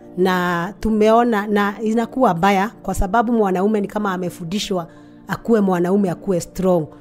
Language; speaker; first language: Swahili; non-native, local second language; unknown